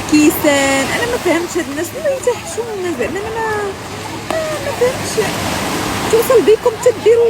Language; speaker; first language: Arabic; native; Arabic